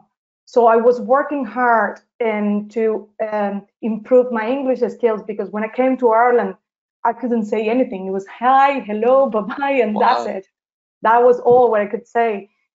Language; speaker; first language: English; non-native, fluent; Spanish